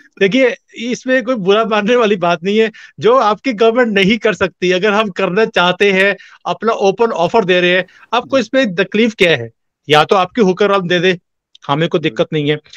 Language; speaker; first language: Hindi; native; Hindi